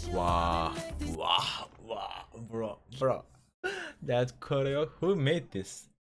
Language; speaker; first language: English; non-native, learner; Turkish